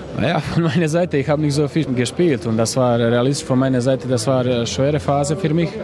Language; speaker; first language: German; non-native, learner; Croatian